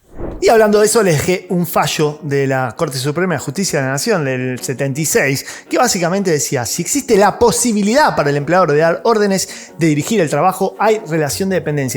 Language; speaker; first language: Spanish; native; Spanish